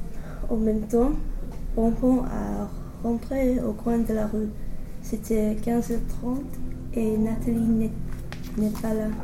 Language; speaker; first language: French; non-native, learner; English